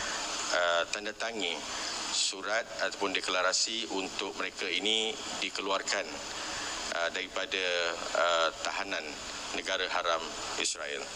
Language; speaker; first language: Malay; native; Malay